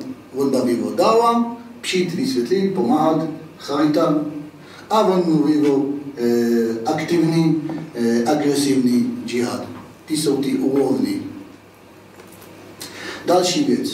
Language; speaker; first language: Czech; non-native, fluent; Hebrew